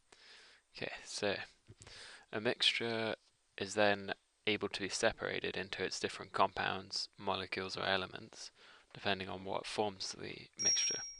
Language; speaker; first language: English; native; English